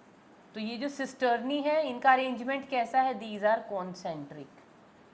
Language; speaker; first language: Hindi; native; Hindi